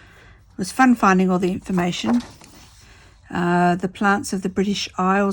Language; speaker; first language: English; native; English